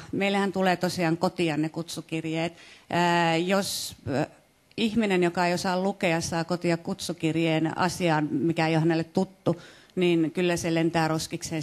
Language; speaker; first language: Finnish; native; Finnish